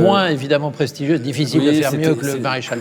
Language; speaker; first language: French; native; French